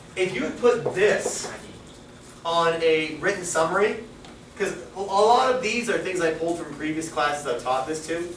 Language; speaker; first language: English; native; English